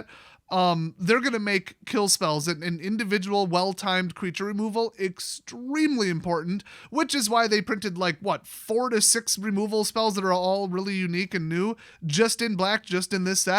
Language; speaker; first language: English; native; English